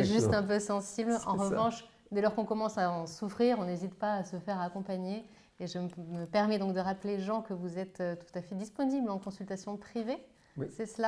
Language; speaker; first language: French; native; French